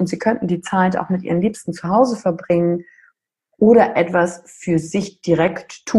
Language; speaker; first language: German; native; German